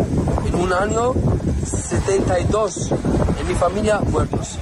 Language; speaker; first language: Spanish; non-native, learner; Arabic